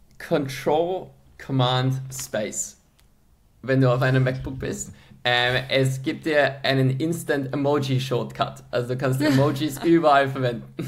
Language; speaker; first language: German; early bilingual, other home language; Polish